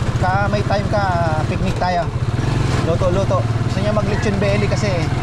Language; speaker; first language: Filipino; native; Filipino